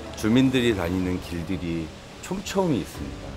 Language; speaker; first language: Korean; native; Korean